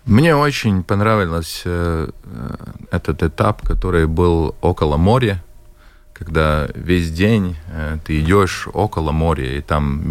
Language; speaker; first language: Russian; non-native, local second language; Latvian